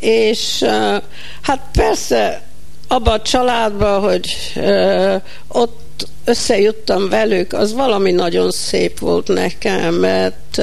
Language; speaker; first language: Hungarian; early bilingual, heritage; Hungarian